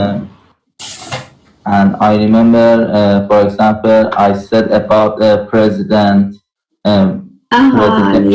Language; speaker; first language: English; non-native, learner; Persian